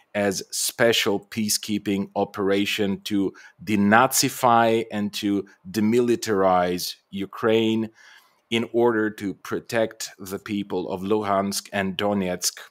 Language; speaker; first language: English; non-native, fluent; Bulgarian